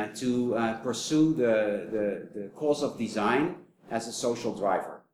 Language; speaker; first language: English; non-native, fluent; Dutch